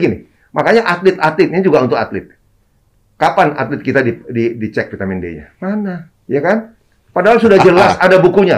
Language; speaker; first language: Indonesian; native; Indonesian